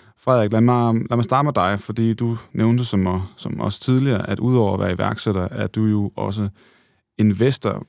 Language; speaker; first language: Danish; native; Danish